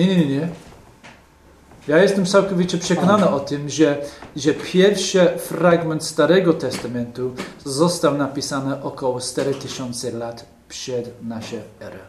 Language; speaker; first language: Polish; non-native, fluent; English